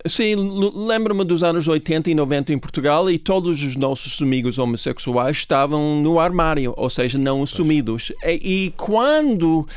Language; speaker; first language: Portuguese; non-native, fluent; English